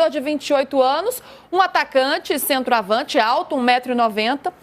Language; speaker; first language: Portuguese; native; Portuguese